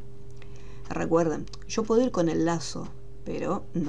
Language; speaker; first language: Spanish; native; Spanish